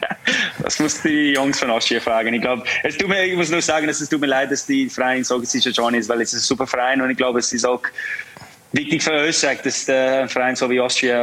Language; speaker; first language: German; non-native, fluent; English